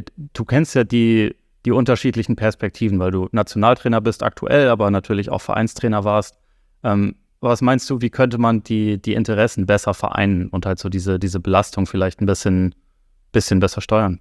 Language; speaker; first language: German; native; German